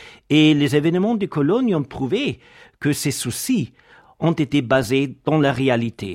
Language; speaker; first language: French; non-native, fluent; German